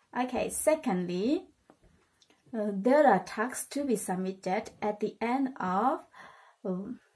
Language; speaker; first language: English; non-native, fluent; Burmese